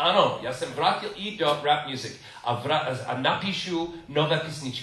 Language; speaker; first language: Czech; non-native, learner; English